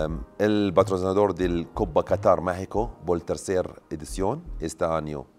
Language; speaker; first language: Spanish; non-native, learner; Arabic